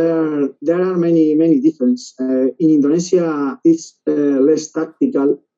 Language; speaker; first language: English; non-native, learner; Spanish